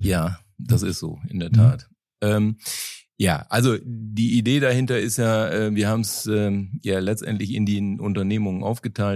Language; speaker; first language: German; native; German